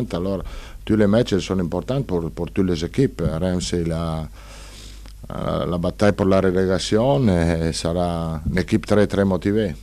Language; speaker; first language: French; non-native, learner; Italian